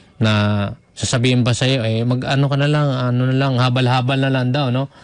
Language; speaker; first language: Filipino; native; Filipino